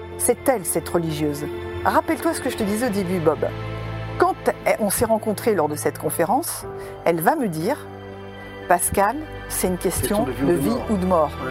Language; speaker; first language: French; native; French